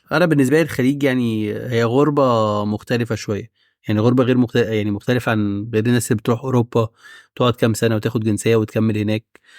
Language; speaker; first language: Egyptian Arabic; native; Egyptian Arabic